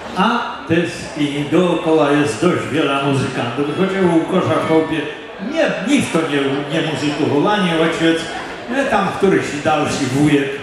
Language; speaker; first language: Polish; native; Polish